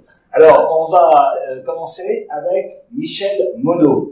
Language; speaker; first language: French; native; French